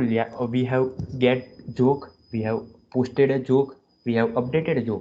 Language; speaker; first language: English; non-native, local second language; Gujarati